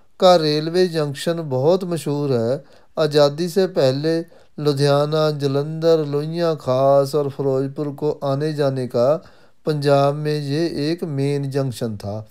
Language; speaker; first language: Hindi; non-native, local second language; Punjabi